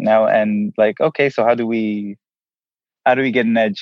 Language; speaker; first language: English; non-native, fluent; Hebrew